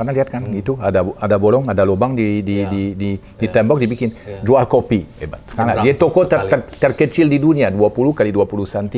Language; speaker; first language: Indonesian; non-native, fluent; French